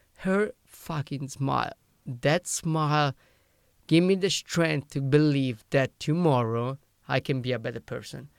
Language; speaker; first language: English; non-native, fluent; Italian